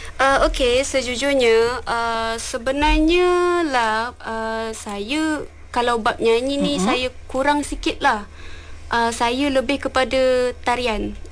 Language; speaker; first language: Malay; non-native, local second language; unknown